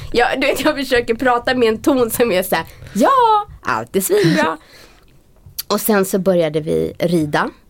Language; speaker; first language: Swedish; native; Swedish